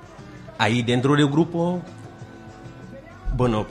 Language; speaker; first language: Spanish; non-native, learner; Bambara